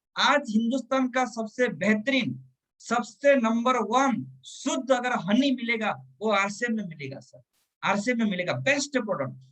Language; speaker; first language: Hindi; non-native, local second language; Telugu